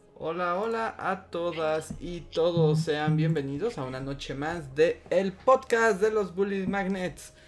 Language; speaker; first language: Spanish; native; Spanish